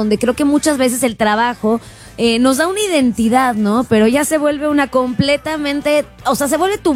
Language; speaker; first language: Spanish; native; Spanish